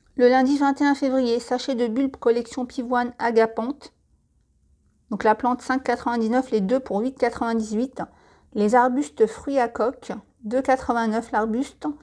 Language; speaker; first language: French; native; French